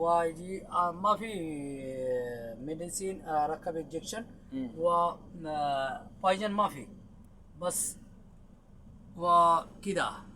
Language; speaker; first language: Arabic; non-native, learner; Hindi